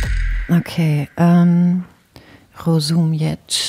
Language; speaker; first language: Polish; non-native, learner; German